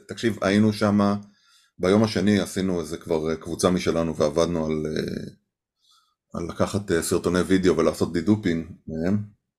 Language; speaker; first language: Hebrew; native; Hebrew